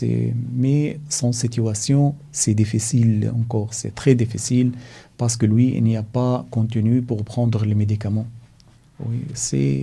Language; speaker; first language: French; non-native, learner; Arabic